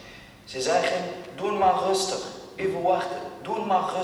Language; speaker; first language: Dutch; non-native, learner; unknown